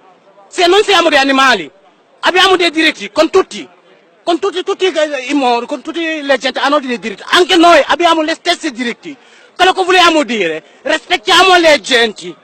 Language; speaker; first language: Italian; non-native, learner; Wolof